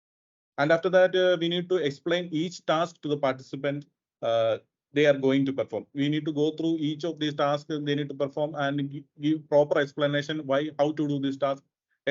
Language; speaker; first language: English; non-native, local second language; Malayalam